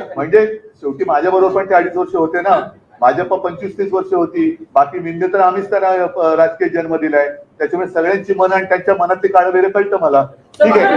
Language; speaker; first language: Marathi; native; Marathi